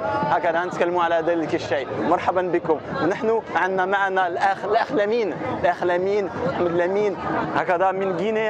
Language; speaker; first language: Arabic; early bilingual, heritage; Arabic